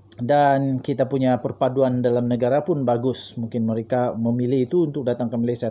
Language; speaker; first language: Malay; non-native, local second language; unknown